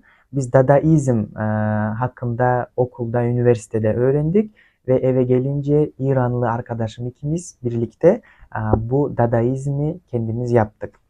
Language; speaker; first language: Turkish; non-native, fluent; Kyrgyz